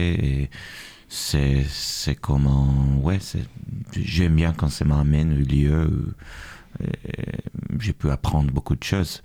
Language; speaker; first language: French; non-native, fluent; Hebrew